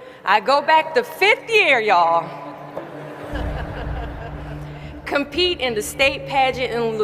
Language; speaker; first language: English; native; English